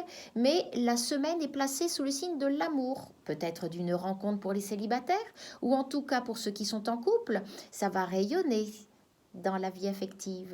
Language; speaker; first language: French; native; French